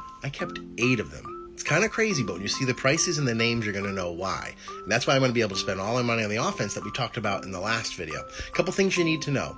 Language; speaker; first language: English; native; English